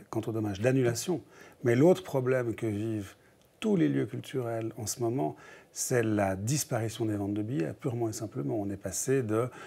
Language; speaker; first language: French; native; French